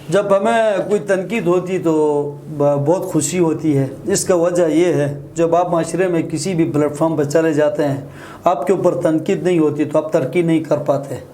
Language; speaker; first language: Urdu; non-native, local second language; Shina